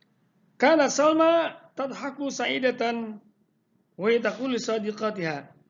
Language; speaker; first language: Arabic; non-native, fluent; Indonesian